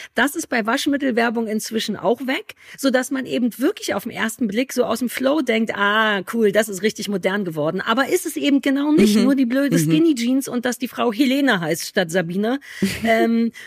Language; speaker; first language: German; native; German